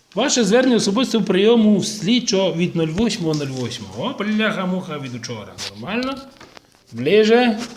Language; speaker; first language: Ukrainian; native; Ukrainian